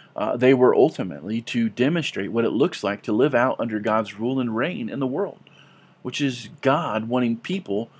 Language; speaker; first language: English; native; English